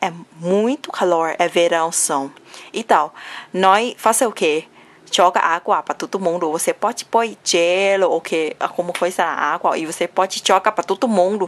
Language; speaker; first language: Portuguese; non-native, learner; Thai